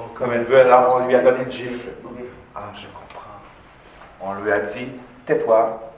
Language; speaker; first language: French; native; French